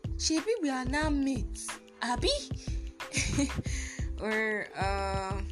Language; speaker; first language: English; non-native, local second language; Yoruba